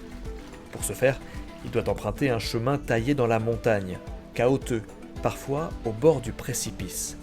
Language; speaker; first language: French; native; French